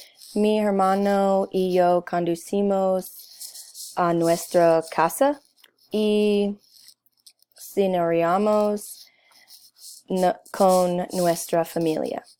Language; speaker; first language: Spanish; non-native, learner; English